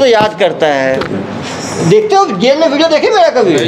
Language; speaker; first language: Hindi; native; Hindi